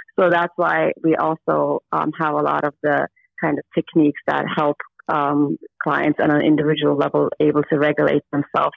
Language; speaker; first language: English; non-native, fluent; Turkish